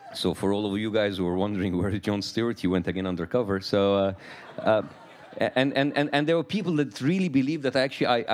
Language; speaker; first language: English; non-native, fluent; Arabic